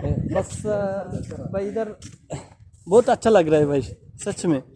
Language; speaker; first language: Hindi; non-native, learner; Bangla